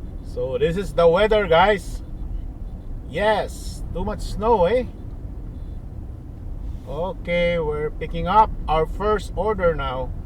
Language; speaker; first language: English; non-native, local second language; Filipino